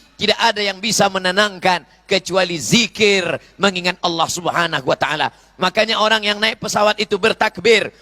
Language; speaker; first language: Indonesian; native; Indonesian